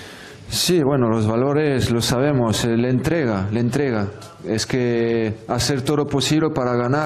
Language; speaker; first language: Spanish; non-native, fluent; French